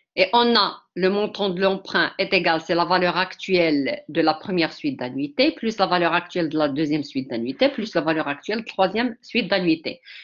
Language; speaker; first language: French; non-native, local second language; Arabic